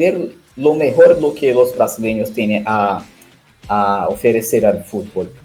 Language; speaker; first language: Spanish; non-native, learner; Portuguese